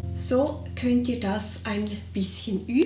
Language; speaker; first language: German; native; German